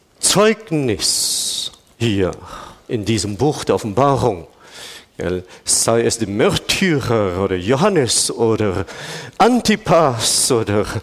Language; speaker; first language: German; non-native, fluent; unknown